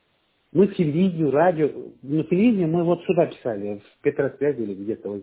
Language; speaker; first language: Russian; non-native, fluent; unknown